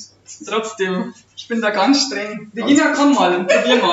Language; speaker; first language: German; native; German